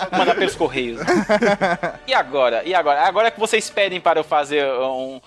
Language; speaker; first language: Portuguese; native; Portuguese